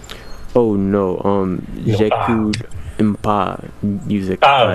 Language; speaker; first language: French; non-native, learner; English